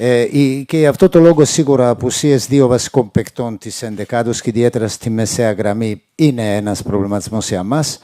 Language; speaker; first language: Greek; non-native, fluent; Serbian